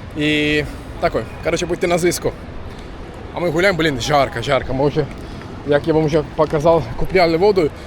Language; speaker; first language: Ukrainian; native; Ukrainian